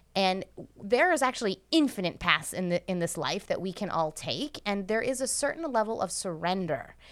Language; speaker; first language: English; native; English